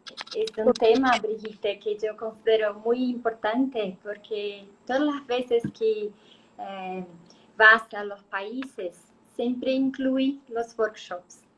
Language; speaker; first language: Spanish; non-native, learner; Portuguese